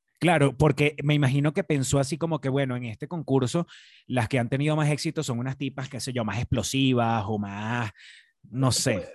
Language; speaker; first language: Spanish; native; Spanish